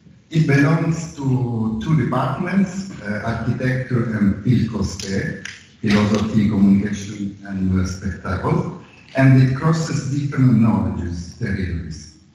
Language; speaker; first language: English; non-native, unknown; Italian